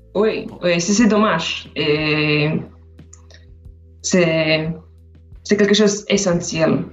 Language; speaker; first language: French; non-native, fluent; Slovak